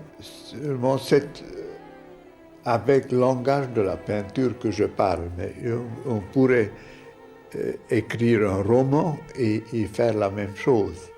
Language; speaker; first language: French; non-native, fluent; Hungarian